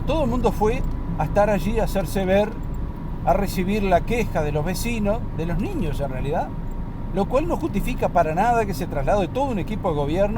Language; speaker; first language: Spanish; native; Spanish